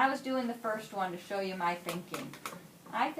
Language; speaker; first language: English; native; English